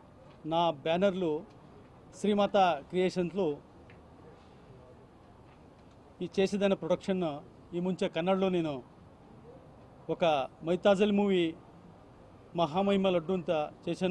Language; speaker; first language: Telugu; non-native, learner; Kannada